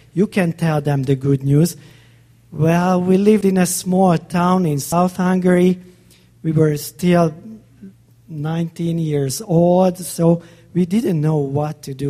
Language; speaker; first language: English; non-native, fluent; Hungarian